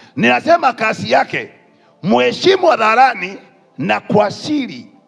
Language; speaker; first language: Swahili; non-native, local second language; Kikuyu